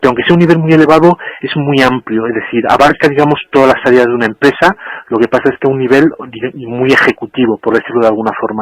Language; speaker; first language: Spanish; native; Spanish